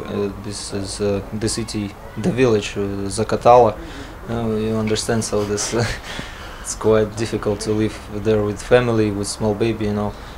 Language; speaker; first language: English; non-native, learner; Latvian